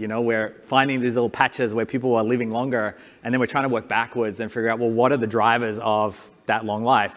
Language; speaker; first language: English; native; English